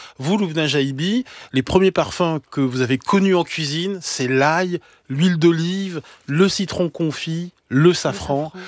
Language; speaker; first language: French; native; French